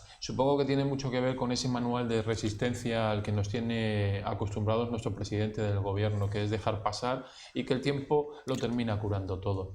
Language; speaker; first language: Spanish; native; Spanish